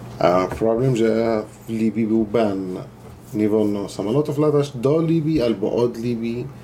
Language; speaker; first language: Polish; non-native, fluent; Arabic